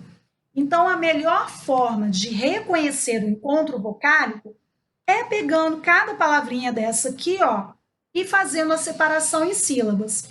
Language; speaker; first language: Portuguese; native; Portuguese